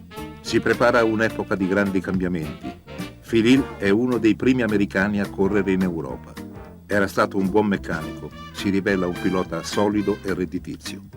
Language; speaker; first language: Italian; native; Italian